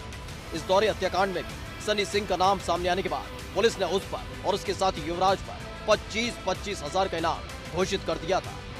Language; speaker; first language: Hindi; native; Hindi